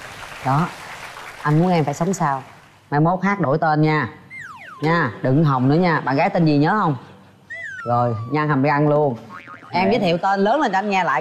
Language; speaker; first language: Vietnamese; native; Vietnamese